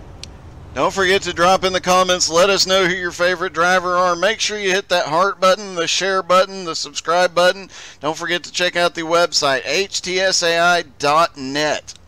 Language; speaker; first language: English; native; English